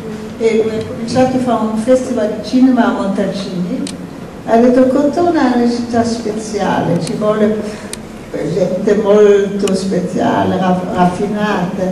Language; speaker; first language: Italian; non-native, fluent; German